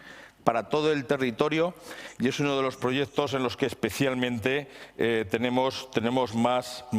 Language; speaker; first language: Spanish; native; Spanish